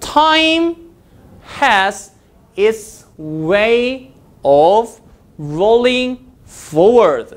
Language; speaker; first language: English; non-native, fluent; Korean